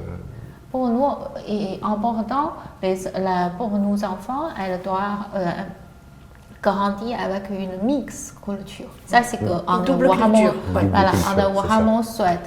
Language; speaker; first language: French; non-native, learner; Chinese